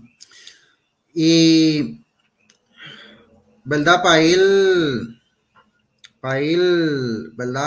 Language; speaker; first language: Spanish; native; Spanish